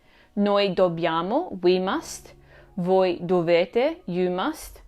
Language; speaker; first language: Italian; non-native, fluent; English